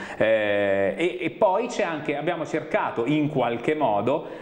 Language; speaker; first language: Italian; native; Italian